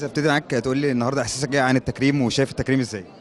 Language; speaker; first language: Arabic; native; Arabic